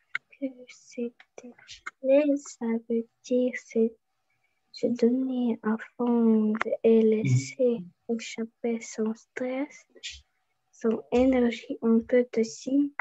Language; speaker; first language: French; non-native, learner; Russian